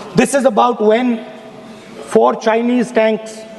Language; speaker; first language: English; non-native, local second language; Hindi